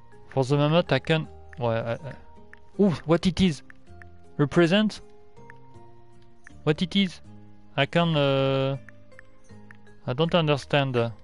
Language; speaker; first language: English; non-native, learner; French